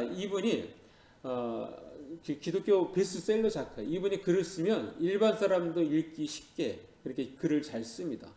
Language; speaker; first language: Korean; native; Korean